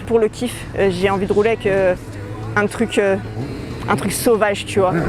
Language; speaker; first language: French; native; French